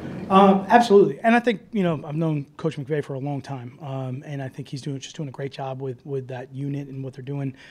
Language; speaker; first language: English; native; English